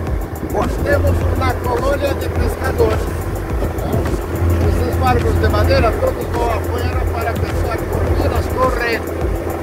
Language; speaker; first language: Spanish; non-native, learner; Portuguese